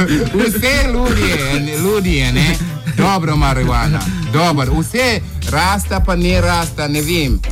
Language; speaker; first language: Slovenian; non-native, learner; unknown